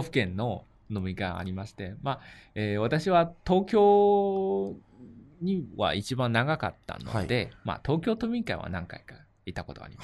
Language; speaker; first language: Japanese; native; Japanese